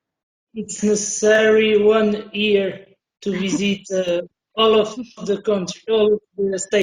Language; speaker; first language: English; non-native, learner; Portuguese